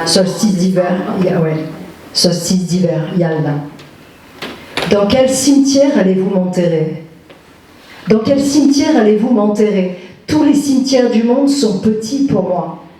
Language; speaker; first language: French; native; French